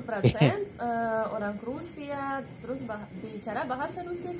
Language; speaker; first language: Indonesian; non-native, learner; Russian